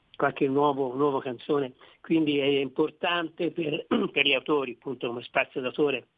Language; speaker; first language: Italian; native; Italian